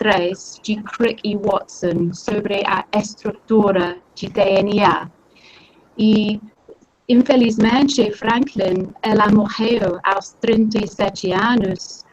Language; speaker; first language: Portuguese; non-native, fluent; English